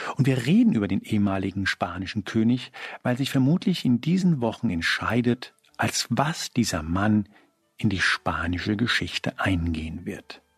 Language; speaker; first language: German; early bilingual, other home language; Spanish